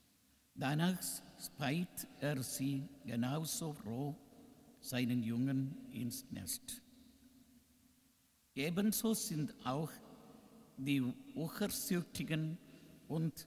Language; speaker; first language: German; non-native, learner; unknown